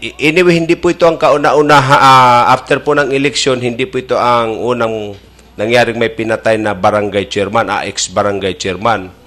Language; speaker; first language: Filipino; non-native, local second language; Masbatenyo